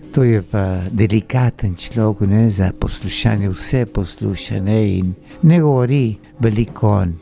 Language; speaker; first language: Slovenian; early bilingual, heritage; Slovenian